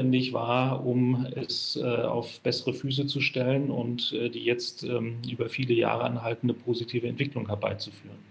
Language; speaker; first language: German; native; German